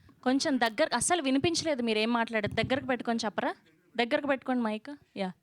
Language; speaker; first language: Telugu; native; Telugu